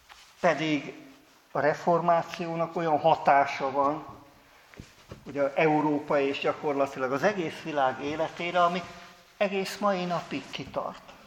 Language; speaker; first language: Hungarian; native; Hungarian